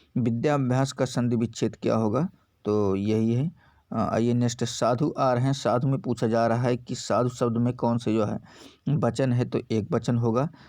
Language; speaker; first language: Hindi; native; Hindi